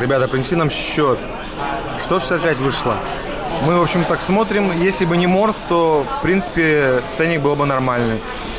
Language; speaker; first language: Russian; native; Russian